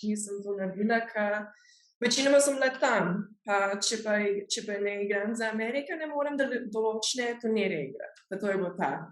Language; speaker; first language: Slovenian; early bilingual, heritage; Slovenian